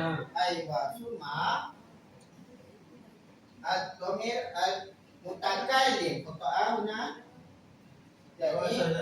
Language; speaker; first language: Arabic; non-native, learner; Malay